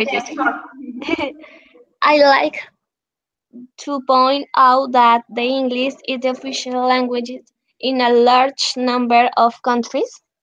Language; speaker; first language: English; non-native, learner; Spanish